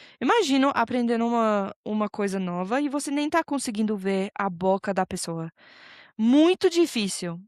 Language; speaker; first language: Portuguese; non-native, fluent; English